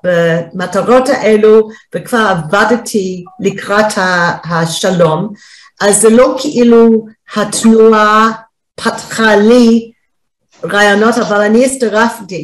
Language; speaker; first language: Hebrew; non-native, fluent; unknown